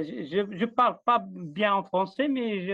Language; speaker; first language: French; non-native, learner; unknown